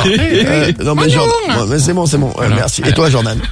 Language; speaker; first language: French; native; French